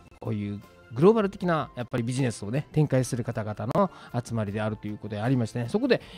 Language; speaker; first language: Japanese; native; Japanese